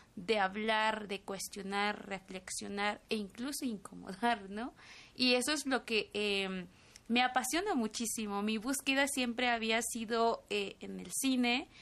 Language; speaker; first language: Spanish; non-native, local second language; Tzotzil